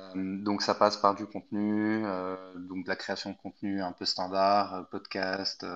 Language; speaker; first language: French; non-native, fluent; Arabic